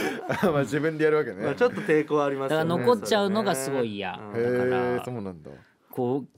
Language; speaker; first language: Japanese; native; Japanese